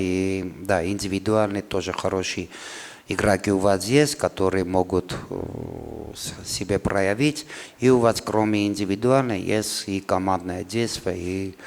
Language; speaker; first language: Russian; non-native, fluent; Armenian